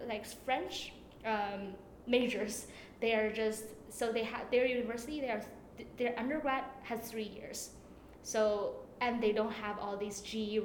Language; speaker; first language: English; non-native, fluent; Chinese